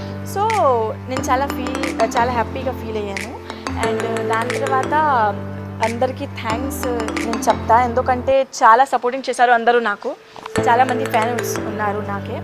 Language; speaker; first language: Telugu; non-native, local second language; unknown